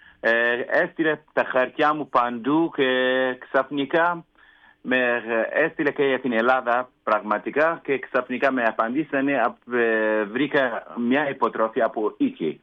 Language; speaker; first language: Greek; non-native, learner; Kurdish